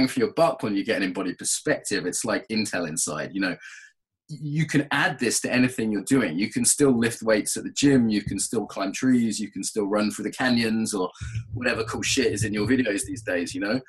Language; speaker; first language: English; native; English